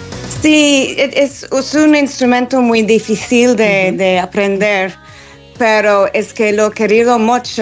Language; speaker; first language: Spanish; non-native, learner; English